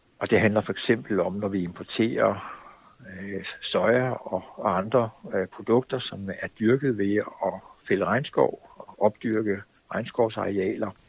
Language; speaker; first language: Danish; native; Danish